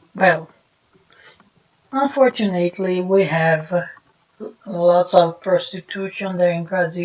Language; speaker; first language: English; non-native, fluent; Portuguese